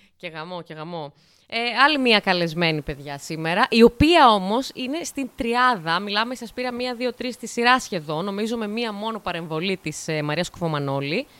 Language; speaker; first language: Greek; native; Greek